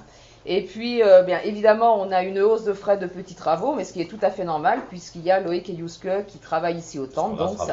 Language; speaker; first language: French; native; French